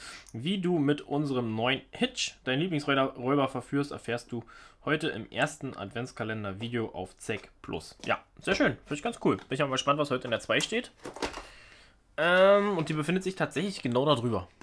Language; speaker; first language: German; native; German